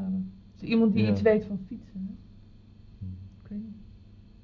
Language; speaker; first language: Dutch; native; Dutch